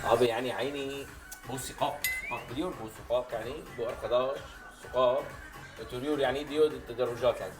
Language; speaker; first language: Turkish; non-native, learner; Arabic